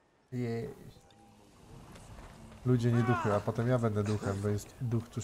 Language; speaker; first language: Polish; native; Polish